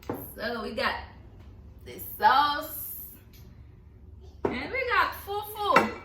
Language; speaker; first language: English; non-native, fluent; Haitian Creole